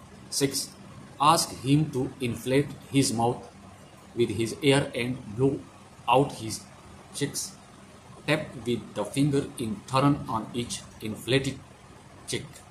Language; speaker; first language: English; non-native, local second language; Urdu